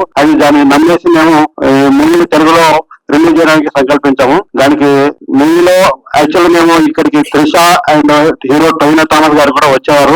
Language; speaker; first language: Telugu; native; Telugu